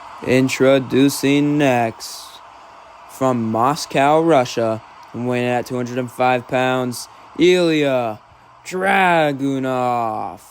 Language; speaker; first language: English; native; English